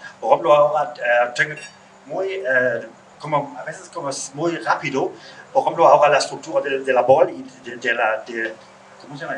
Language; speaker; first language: Spanish; non-native, learner; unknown